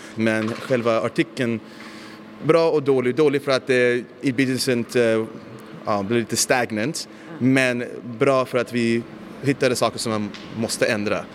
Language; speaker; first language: Swedish; non-native, fluent; English